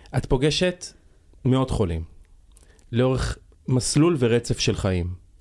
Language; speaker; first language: Hebrew; native; Hebrew